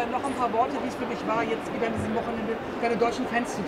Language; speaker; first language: German; native; German